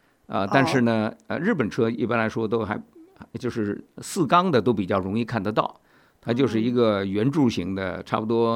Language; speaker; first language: Chinese; native; Chinese